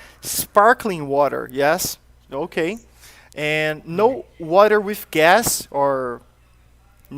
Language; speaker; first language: English; non-native, fluent; Portuguese